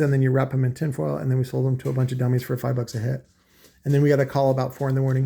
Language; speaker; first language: English; native; English